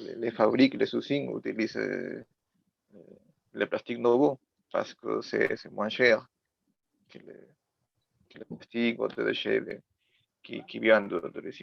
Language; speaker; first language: French; non-native, learner; Spanish